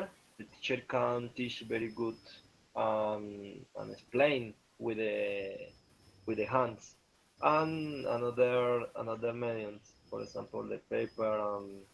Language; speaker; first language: English; non-native, learner; Spanish